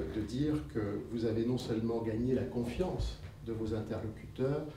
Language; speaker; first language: French; native; French